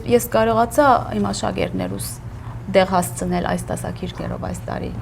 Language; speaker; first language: Armenian; early bilingual, heritage; Armenian